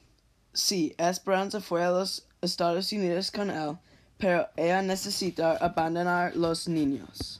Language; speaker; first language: Spanish; non-native, learner; English